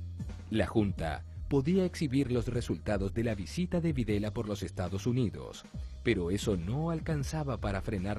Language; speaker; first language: Spanish; native; Spanish